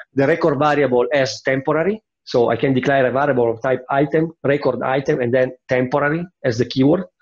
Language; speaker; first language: English; non-native, fluent; Italian